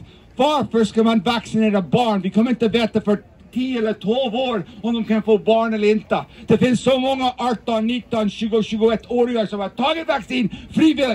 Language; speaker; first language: Swedish; non-native, fluent; English